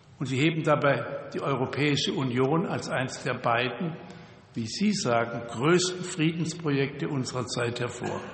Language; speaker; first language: German; native; German